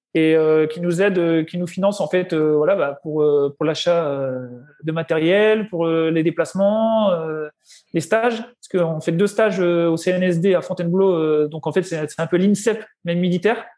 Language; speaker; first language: French; native; French